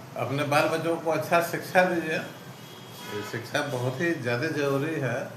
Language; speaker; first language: Hindi; native; Hindi